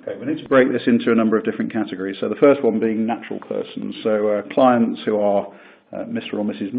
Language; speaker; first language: English; native; English